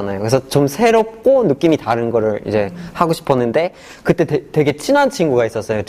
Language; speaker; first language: Korean; non-native, fluent; English